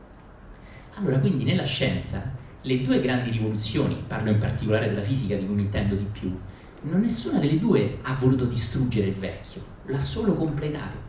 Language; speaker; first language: Italian; native; Italian